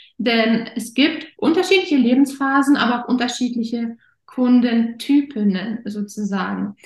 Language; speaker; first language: German; early bilingual, other home language; Russian